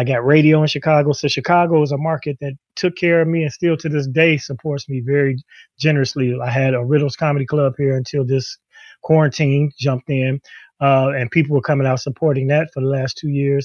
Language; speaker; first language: English; native; English